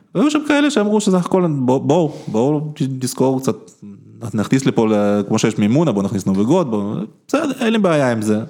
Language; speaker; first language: Hebrew; early bilingual, other home language; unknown